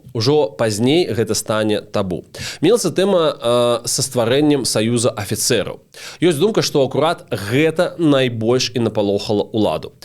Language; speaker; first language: Belarusian; non-native, local second language; Russian